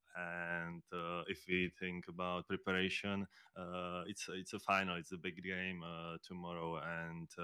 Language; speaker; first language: English; non-native, fluent; Czech